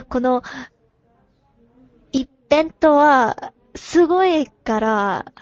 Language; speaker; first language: Japanese; non-native, learner; English